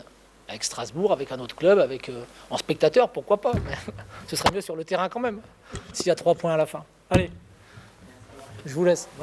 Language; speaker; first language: French; native; French